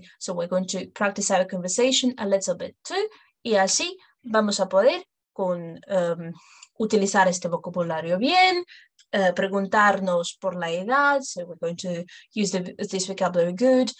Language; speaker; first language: Spanish; non-native, fluent; English